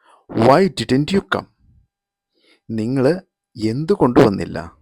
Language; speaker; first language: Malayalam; native; Malayalam